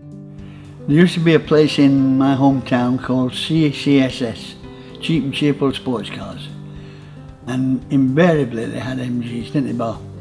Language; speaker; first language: English; native; English